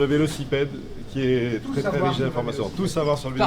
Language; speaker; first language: French; native; French